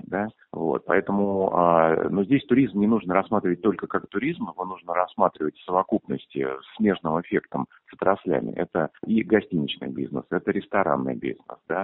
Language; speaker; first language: Russian; native; Russian